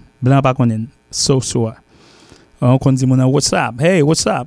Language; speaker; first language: English; non-native, fluent; Haitian Creole